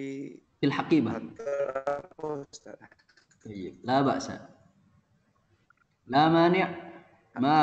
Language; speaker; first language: Arabic; non-native, fluent; Indonesian